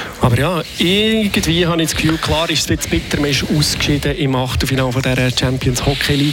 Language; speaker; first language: German; native; German